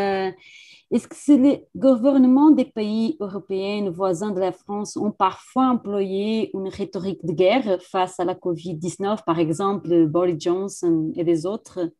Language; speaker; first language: French; non-native, fluent; Portuguese